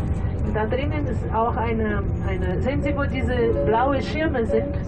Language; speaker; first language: German; non-native, fluent; Portuguese